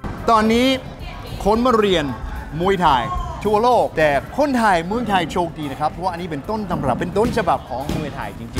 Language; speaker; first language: Thai; non-native, fluent; English